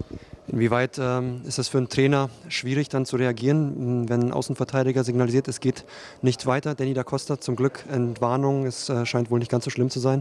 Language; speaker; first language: German; native; German